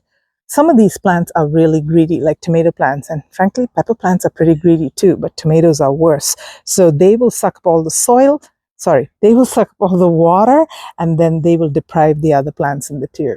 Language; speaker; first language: English; native; English